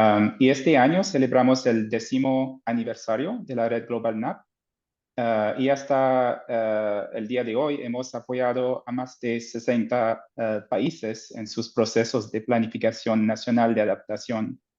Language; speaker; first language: Spanish; non-native, fluent; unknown